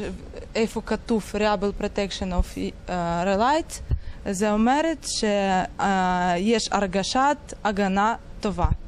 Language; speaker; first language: Hebrew; non-native, fluent; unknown